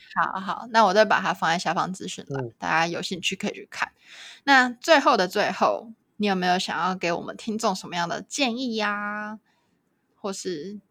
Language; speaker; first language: Chinese; native; Chinese